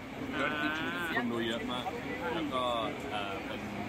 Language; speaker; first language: Thai; non-native, learner; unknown